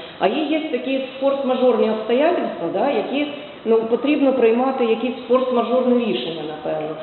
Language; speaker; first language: Ukrainian; non-native, local second language; Russian